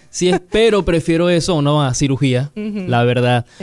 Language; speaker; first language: Spanish; non-native, learner; English